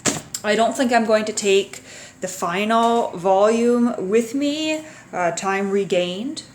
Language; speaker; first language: English; native; English